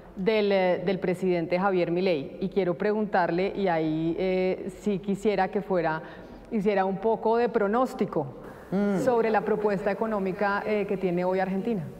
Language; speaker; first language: Spanish; native; Spanish